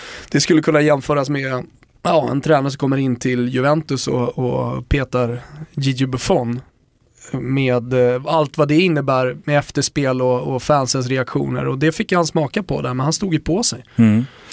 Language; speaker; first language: Swedish; native; Swedish